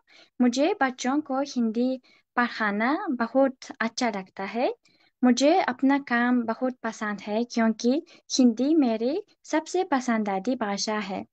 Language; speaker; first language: Hindi; non-native, fluent; Uzbek